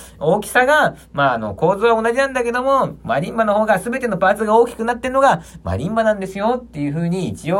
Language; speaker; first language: Japanese; native; Japanese